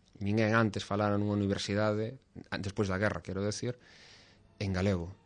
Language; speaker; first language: Galician; native; Galician